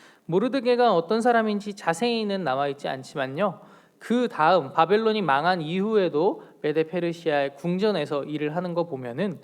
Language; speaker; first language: Korean; native; Korean